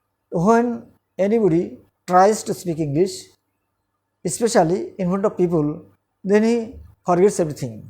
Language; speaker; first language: English; non-native, local second language; Bangla